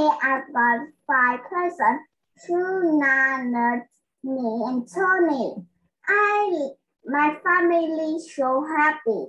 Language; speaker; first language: English; non-native, learner; Vietnamese